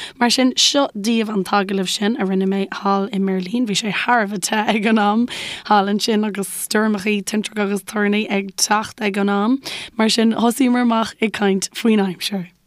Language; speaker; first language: Irish; native; Irish